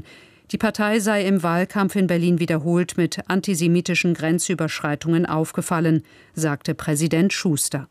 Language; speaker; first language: German; native; German